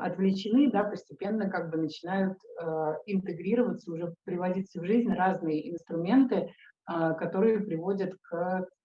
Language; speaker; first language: Russian; native; Russian